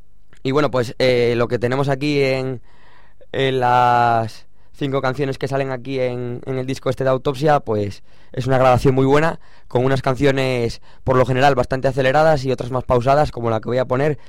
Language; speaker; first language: Spanish; native; Spanish